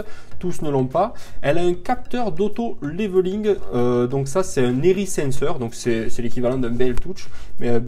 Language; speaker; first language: French; native; French